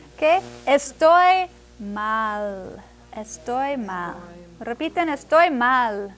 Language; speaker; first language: Spanish; non-native, fluent; English